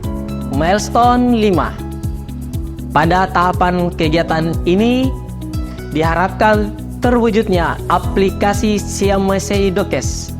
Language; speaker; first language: Indonesian; native; Indonesian